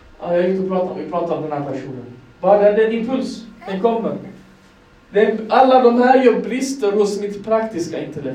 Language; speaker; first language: Swedish; non-native, fluent; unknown